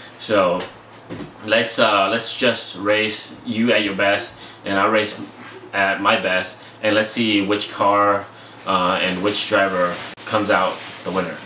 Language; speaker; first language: English; native; English